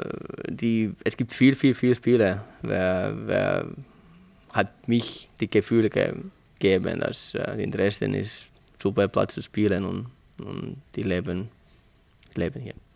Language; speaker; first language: German; non-native, learner; Finnish